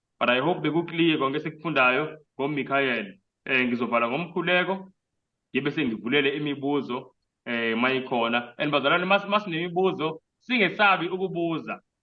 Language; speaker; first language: Zulu; non-native, local second language; Xhosa